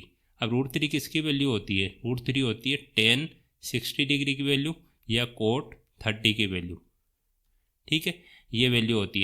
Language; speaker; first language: Hindi; native; Hindi